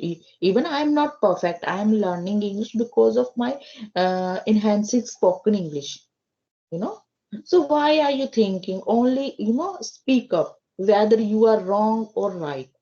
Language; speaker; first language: English; non-native, learner; Hindi